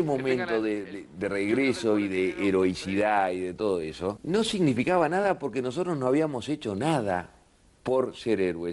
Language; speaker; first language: Spanish; native; Spanish